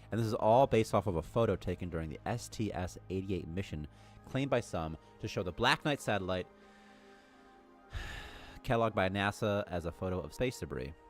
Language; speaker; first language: English; native; English